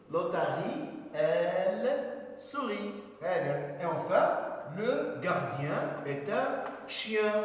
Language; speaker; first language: French; non-native, local second language; Arabic